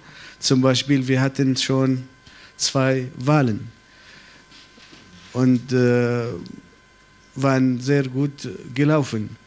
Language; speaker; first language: German; non-native, fluent; Arabic